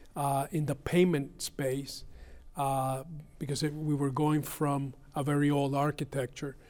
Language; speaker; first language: English; early bilingual, other home language; Spanish